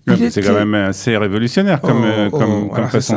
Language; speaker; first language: French; native; French